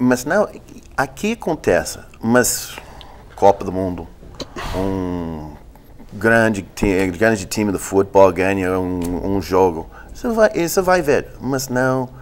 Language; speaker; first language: Portuguese; non-native, fluent; English